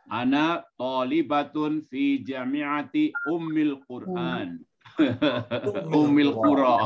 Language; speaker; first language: Arabic; non-native, learner; Indonesian